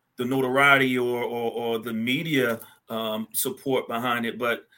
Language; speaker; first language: English; native; English